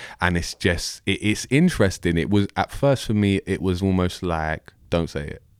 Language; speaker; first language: English; native; English